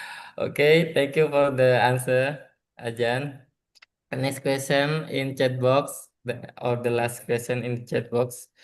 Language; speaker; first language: English; non-native, learner; Indonesian